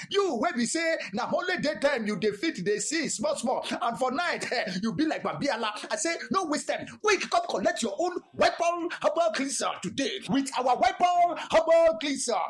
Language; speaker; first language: Nigerian Pidgin; non-native, local second language; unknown